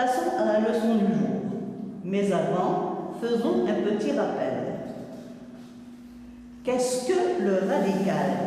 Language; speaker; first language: French; non-native, local second language; Arabic